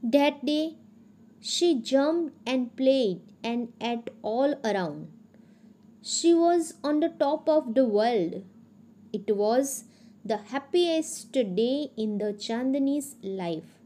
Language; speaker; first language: English; non-native, local second language; Gujarati